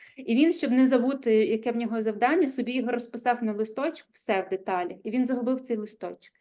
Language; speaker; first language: Ukrainian; native; Ukrainian